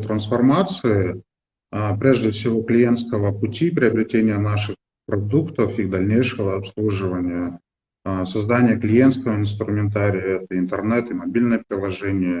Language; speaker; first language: Russian; native; Russian